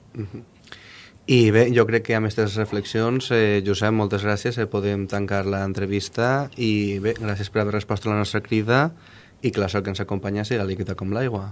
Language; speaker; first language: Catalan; native; Catalan